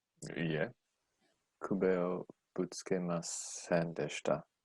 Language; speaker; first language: Japanese; non-native, learner; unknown